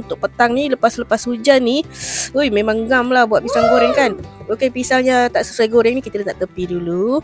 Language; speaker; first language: Malay; native; Malay